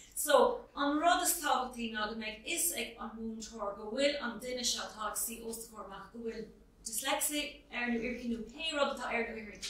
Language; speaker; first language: Irish; non-native, local second language; English